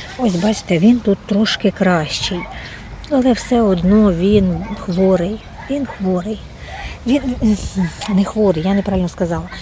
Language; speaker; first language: Ukrainian; non-native, local second language; Russian